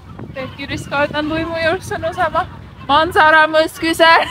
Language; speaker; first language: Turkish; non-native, learner; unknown